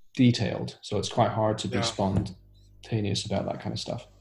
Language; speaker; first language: English; native; English